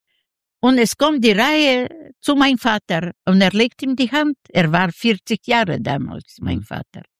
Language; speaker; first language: German; non-native, learner; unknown